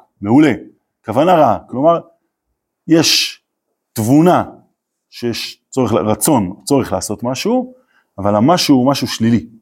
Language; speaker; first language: Hebrew; native; Hebrew